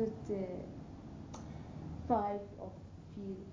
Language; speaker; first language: Dutch; non-native, learner; Arabic